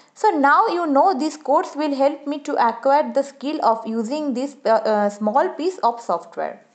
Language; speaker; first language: English; non-native, local second language; Bangla